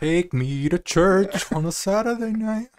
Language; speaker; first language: English; native; English